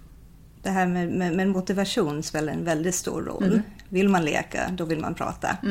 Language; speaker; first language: Swedish; non-native, fluent; English